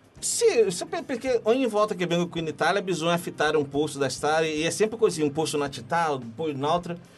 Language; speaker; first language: Italian; non-native, fluent; Portuguese